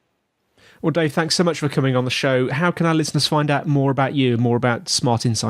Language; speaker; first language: English; native; English